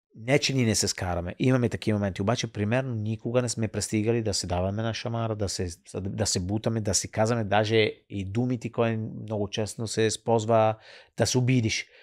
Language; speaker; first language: Bulgarian; non-native, fluent; Italian